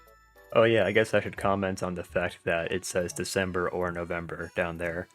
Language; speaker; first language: English; native; English